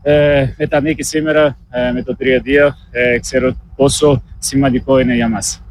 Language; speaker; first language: Greek; non-native, learner; Portuguese